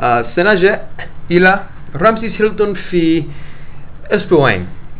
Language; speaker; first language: Arabic; non-native, learner; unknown